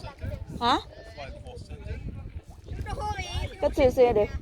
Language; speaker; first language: Norwegian; non-native, learner; Cebuano